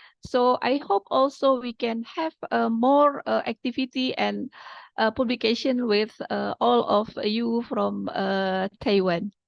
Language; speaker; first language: English; non-native, fluent; Indonesian